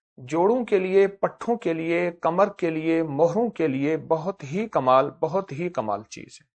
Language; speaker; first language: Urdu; native; Urdu